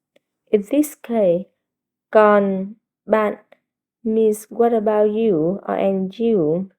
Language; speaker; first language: English; non-native, fluent; Vietnamese